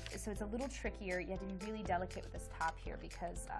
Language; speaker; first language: English; native; English